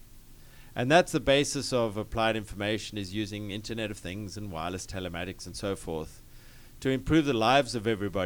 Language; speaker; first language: English; native; English